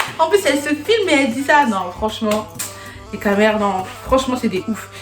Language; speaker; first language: French; native; French